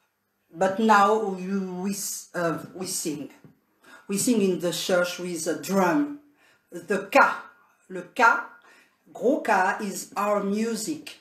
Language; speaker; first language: English; non-native, learner; French